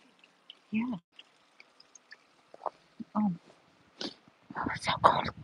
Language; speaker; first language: English; non-native, learner; Filipino